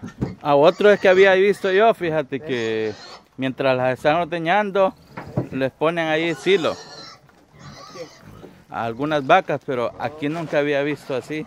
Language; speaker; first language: Spanish; native; Spanish